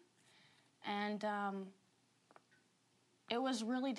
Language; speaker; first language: English; native; English